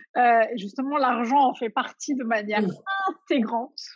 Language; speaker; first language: French; non-native, local second language; Arabic